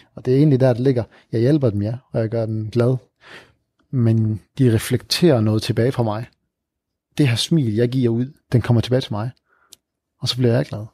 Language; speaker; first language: Danish; early bilingual, other home language; Arabic